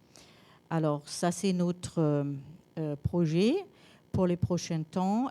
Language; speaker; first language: French; non-native, learner; German